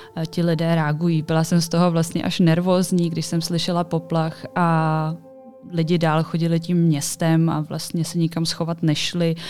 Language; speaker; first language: Czech; native; Czech